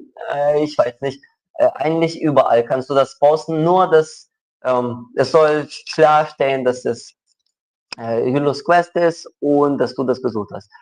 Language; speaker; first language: German; non-native, local second language; Ukrainian